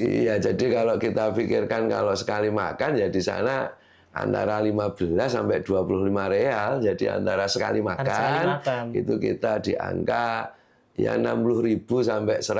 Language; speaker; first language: Indonesian; non-native, local second language; Javanese